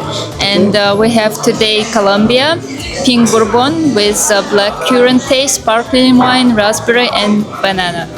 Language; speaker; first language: English; non-native, learner; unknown